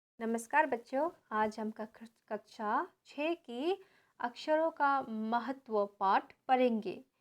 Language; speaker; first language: Hindi; non-native, local second language; Nepali